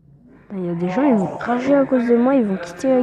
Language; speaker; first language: French; native; French